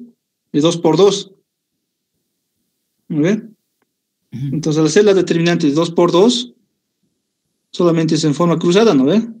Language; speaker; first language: Spanish; native; Spanish